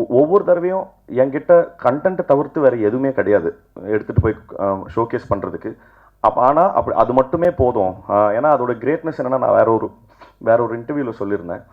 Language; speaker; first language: Tamil; native; Tamil